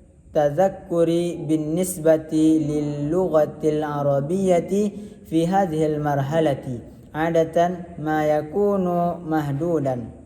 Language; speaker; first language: Arabic; non-native, learner; Indonesian